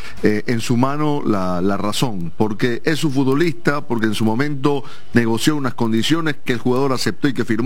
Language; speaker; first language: Spanish; native; Spanish